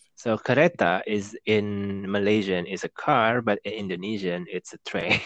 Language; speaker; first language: English; non-native, fluent; Indonesian